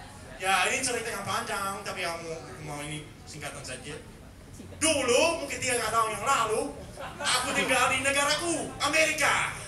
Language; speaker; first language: Indonesian; non-native, fluent; English